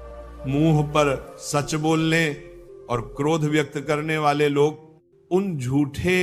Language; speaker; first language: Hindi; native; Hindi